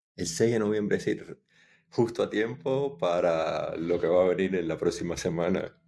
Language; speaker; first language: Spanish; native; Spanish